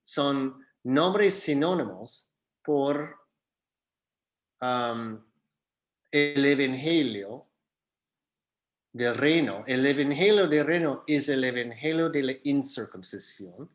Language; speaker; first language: Spanish; non-native, fluent; English